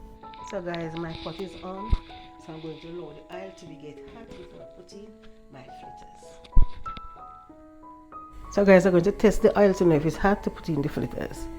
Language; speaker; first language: English; non-native, local second language; Jamaican Creole English